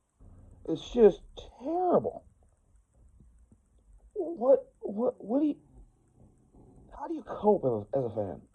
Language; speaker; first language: English; native; English